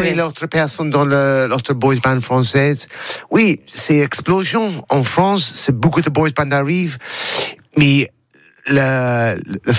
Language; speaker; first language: French; non-native, learner; English